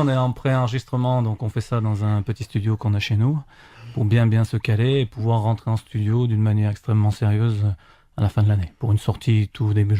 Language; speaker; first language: French; native; French